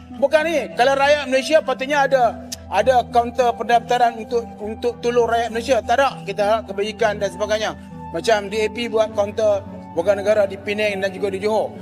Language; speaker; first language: Malay; native; Malay